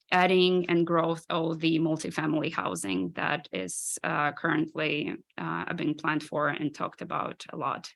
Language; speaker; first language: English; non-native, fluent; Ukrainian